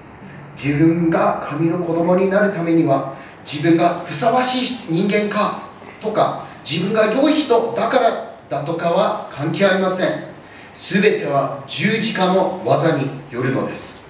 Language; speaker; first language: Japanese; early bilingual, other home language; English